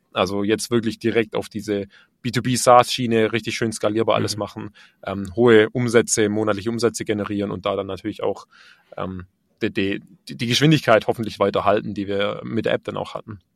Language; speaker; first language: German; native; German